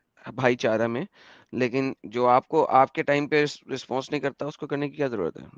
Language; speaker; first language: Hindi; native; Hindi